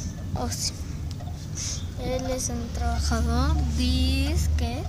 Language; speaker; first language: Spanish; native; Spanish